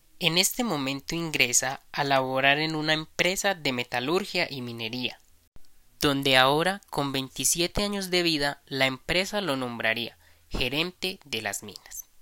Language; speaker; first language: Spanish; native; Spanish